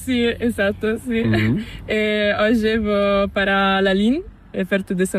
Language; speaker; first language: Spanish; non-native, learner; Italian